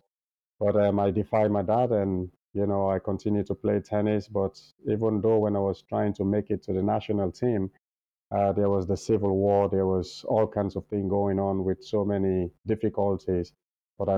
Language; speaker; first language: English; non-native, local second language; Krio